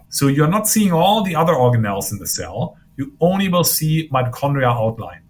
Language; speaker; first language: English; non-native, fluent; German